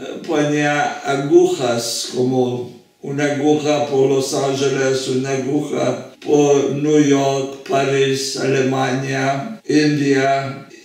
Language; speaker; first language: Spanish; non-native, fluent; French